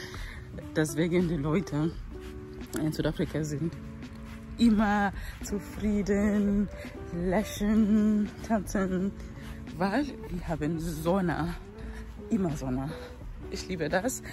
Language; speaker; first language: German; non-native, learner; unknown